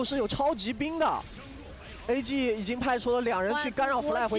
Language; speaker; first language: Chinese; native; Chinese